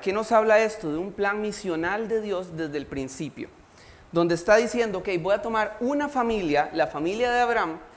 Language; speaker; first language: Spanish; native; Spanish